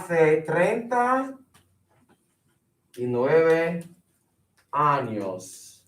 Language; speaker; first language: Spanish; non-native, fluent; English